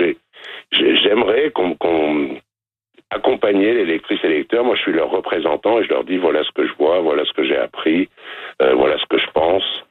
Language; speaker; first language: French; native; French